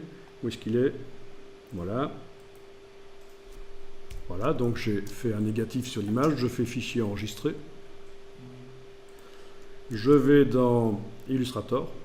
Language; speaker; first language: French; native; French